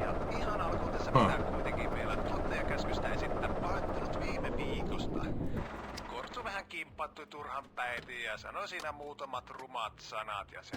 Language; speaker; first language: Finnish; native; Finnish